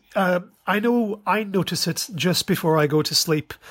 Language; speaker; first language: English; native; English